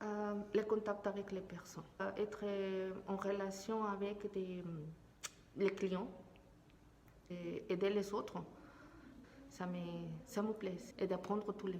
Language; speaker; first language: French; non-native, fluent; Spanish